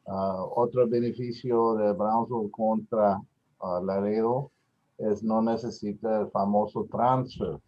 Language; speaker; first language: Spanish; non-native, learner; English